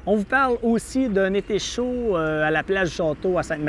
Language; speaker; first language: French; native; French